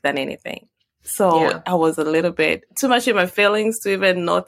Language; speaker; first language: English; non-native, local second language; Swahili